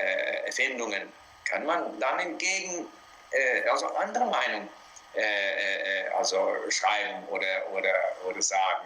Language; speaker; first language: German; non-native, fluent; English